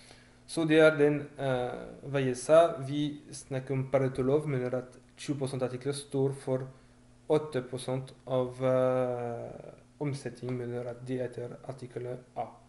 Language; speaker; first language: Norwegian; non-native, fluent; French